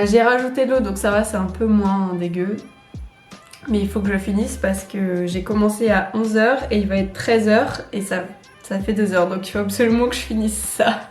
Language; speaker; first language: French; native; French